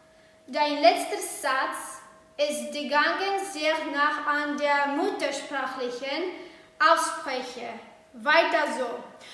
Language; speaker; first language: German; non-native, learner; Polish